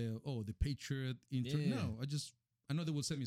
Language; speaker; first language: English; non-native, fluent; Spanish